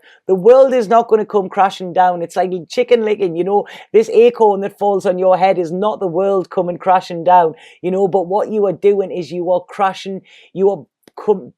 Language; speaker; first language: English; native; English